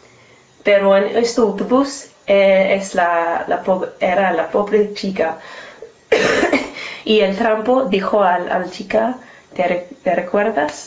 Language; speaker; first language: Spanish; non-native, learner; English